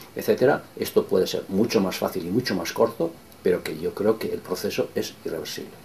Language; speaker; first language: Spanish; non-native, local second language; Basque